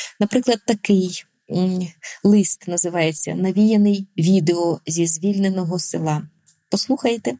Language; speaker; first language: Ukrainian; non-native, local second language; Russian